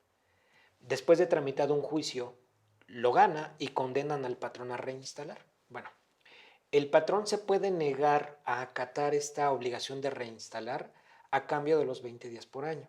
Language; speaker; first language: Spanish; native; Spanish